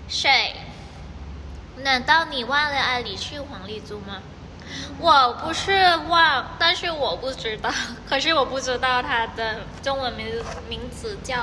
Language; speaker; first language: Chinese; non-native, learner; Thai